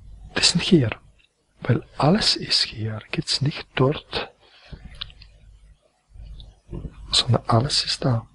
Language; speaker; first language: German; non-native, fluent; Croatian